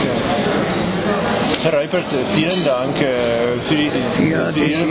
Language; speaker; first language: German; non-native, fluent; Czech